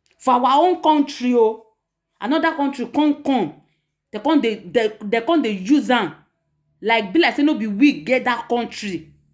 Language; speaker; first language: Nigerian Pidgin; non-native, local second language; Yoruba